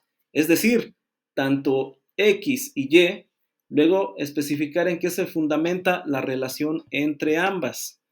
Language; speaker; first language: Spanish; native; Spanish